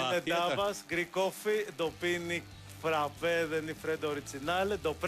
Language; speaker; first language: Albanian; non-native, learner; Greek